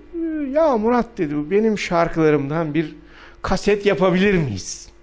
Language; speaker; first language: Turkish; non-native, local second language; Adyghe